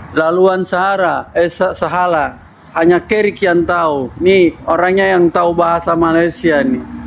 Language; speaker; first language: Indonesian; native; Indonesian